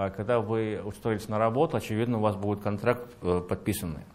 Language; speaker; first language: Russian; native; Russian